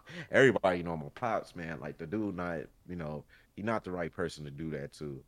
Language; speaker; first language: English; early bilingual, other home language; Haitian Creole